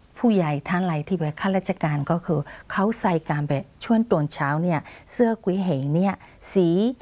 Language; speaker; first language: Thai; non-native, fluent; Burmese